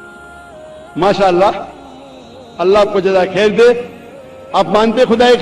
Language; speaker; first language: Hindi; non-native, local second language; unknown